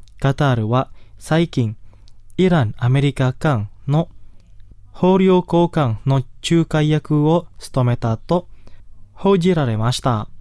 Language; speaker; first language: Japanese; non-native, fluent; Indonesian